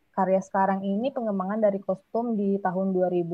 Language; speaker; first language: Indonesian; non-native, local second language; Minangkabau